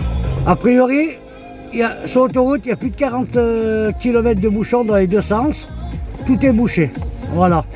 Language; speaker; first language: French; native; French